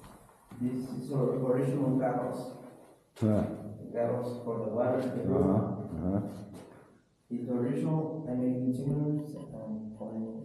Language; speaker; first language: English; non-native, learner; Spanish